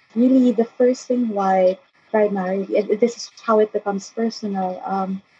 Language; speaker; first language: English; non-native, local second language; Chavacano